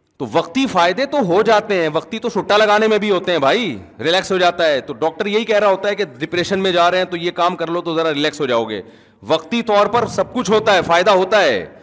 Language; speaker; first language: Urdu; native; Urdu